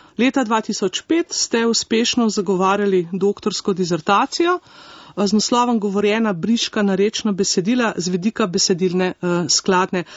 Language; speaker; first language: Slovenian; native; Slovenian